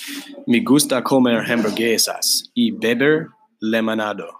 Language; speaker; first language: Spanish; non-native, learner; English